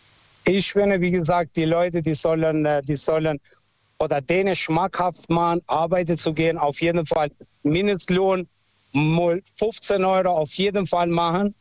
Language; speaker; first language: German; non-native, local second language; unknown